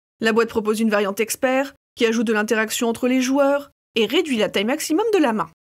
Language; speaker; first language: French; native; French